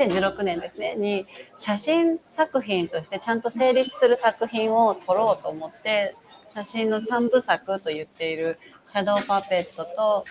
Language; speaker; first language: Japanese; native; Japanese